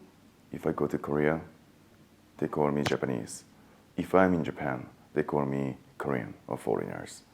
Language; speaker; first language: English; non-native, fluent; Japanese